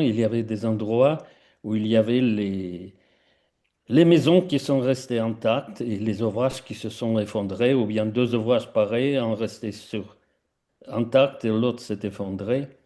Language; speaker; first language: French; non-native, fluent; Russian